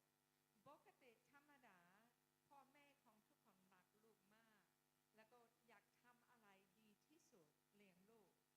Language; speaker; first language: Thai; non-native, fluent; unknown